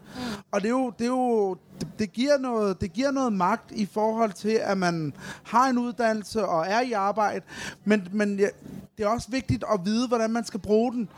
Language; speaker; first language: Danish; early bilingual, other home language; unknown